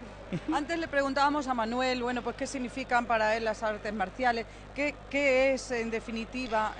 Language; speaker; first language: Spanish; native; Spanish